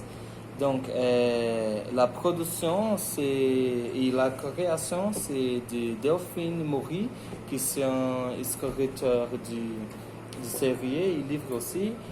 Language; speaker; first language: French; non-native, learner; Portuguese